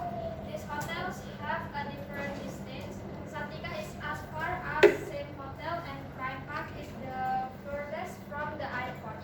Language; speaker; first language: English; non-native, learner; Indonesian